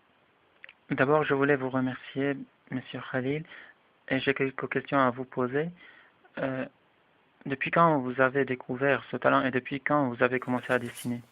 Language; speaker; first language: French; non-native, fluent; Arabic